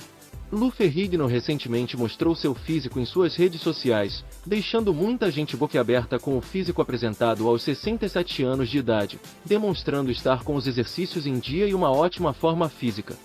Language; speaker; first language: Portuguese; native; Portuguese